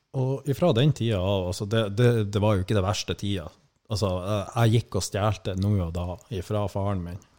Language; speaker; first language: Norwegian; native; Norwegian